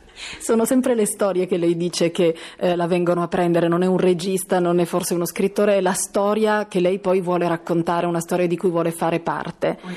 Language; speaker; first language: Italian; native; Italian